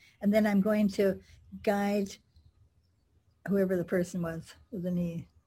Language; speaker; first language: English; native; English